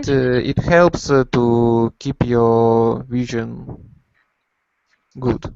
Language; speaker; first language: English; non-native, learner; Russian